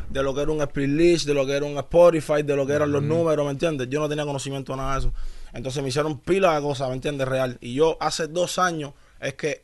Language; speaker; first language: Spanish; native; Spanish